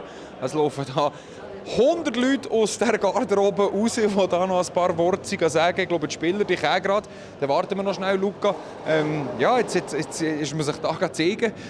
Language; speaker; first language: German; native; German